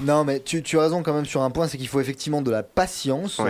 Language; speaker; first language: French; native; French